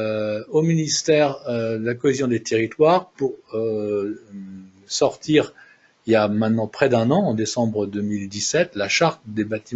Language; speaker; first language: French; native; French